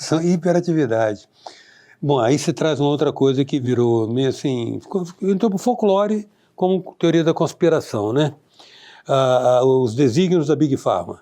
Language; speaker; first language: Portuguese; native; Portuguese